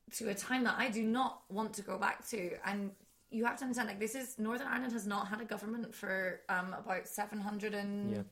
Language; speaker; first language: English; native; English